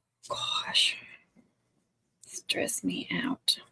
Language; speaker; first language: English; native; English